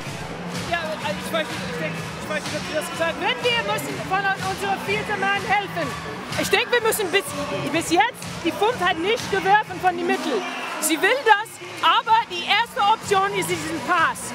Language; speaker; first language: German; non-native, fluent; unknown